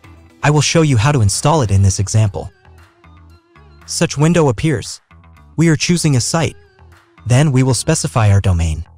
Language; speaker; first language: English; non-native, fluent; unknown